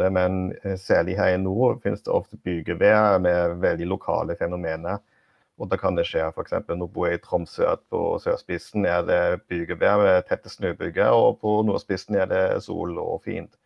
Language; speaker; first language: Norwegian; non-native, fluent; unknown